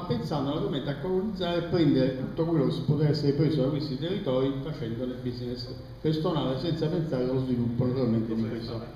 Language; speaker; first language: Italian; native; Italian